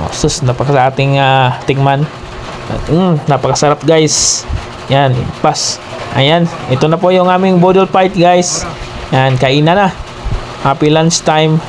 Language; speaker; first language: Filipino; non-native, local second language; Cebuano